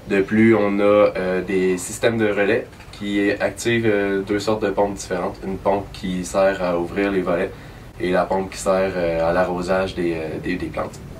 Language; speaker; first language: French; native; French